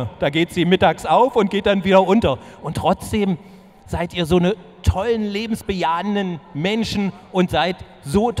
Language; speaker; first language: German; native; German